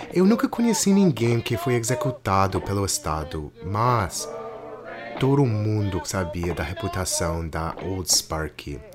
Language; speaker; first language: Portuguese; non-native, fluent; English